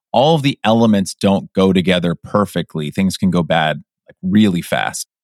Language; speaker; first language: English; native; English